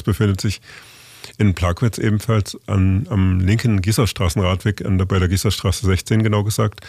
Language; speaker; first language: German; native; German